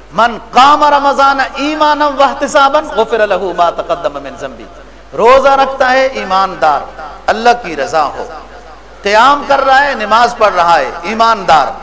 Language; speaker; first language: Urdu; native; Urdu